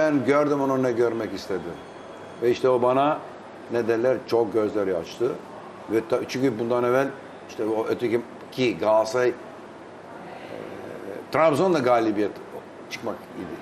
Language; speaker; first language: Turkish; non-native, fluent; Albanian